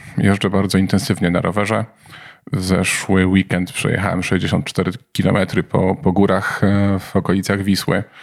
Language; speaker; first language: Polish; native; Polish